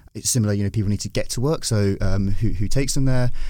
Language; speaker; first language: English; native; English